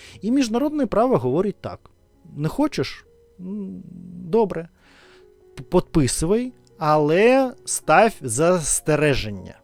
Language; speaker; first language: Ukrainian; non-native, learner; Russian